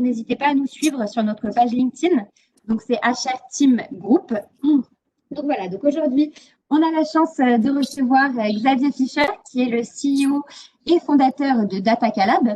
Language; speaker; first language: French; native; French